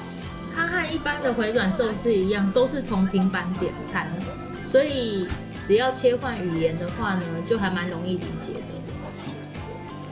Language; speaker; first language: Chinese; native; Chinese